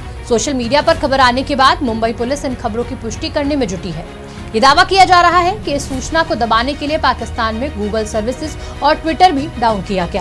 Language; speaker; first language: Hindi; native; Hindi